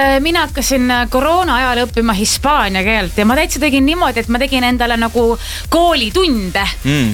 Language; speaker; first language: Estonian; native; Estonian